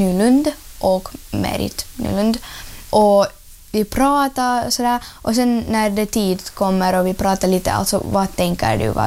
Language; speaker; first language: Swedish; non-native, learner; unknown